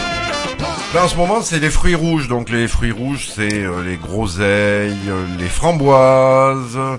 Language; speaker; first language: French; native; French